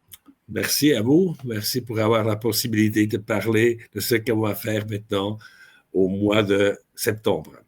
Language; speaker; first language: French; non-native, local second language; German